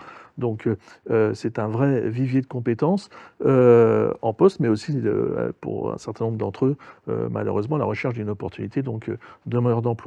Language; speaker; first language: French; native; French